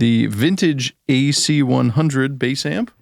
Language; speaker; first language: English; native; English